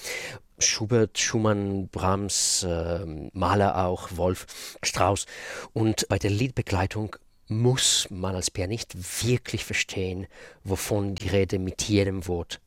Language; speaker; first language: German; non-native, fluent; Russian